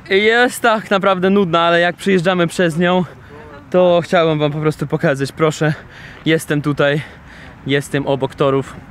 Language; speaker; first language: Polish; non-native, fluent; Russian